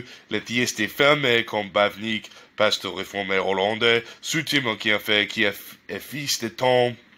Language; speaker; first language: French; non-native, learner; English